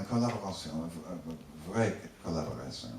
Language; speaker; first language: French; non-native, learner; English